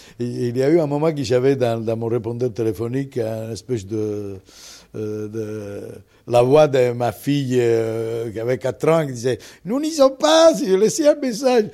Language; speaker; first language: French; non-native, fluent; Italian